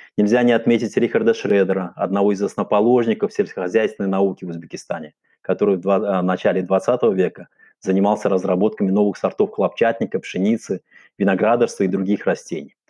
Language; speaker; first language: Russian; non-native, local second language; Uzbek